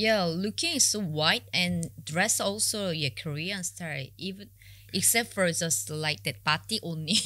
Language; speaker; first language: English; non-native, learner; Korean